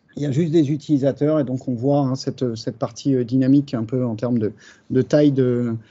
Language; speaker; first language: French; native; French